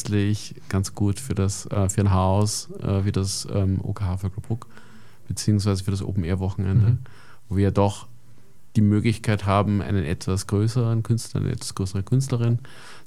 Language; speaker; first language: German; native; German